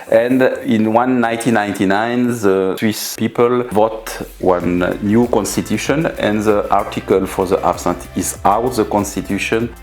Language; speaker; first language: English; non-native, learner; French